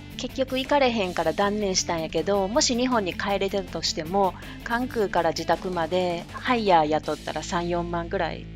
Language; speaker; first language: Japanese; native; Japanese